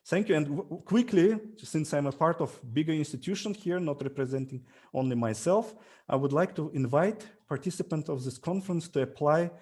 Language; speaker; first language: English; non-native, fluent; Russian